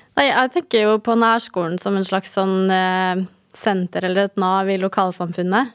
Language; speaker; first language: Norwegian; native; Norwegian